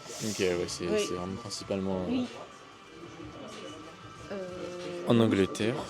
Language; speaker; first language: French; native; French